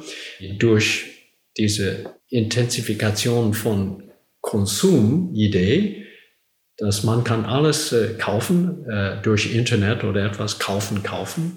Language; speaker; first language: German; non-native, learner; English